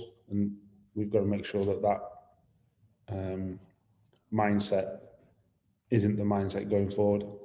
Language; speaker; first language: English; native; English